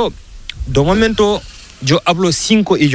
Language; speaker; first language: Spanish; non-native, learner; Fula